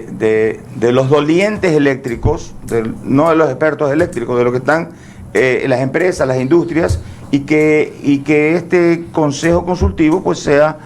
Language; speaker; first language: Spanish; native; Spanish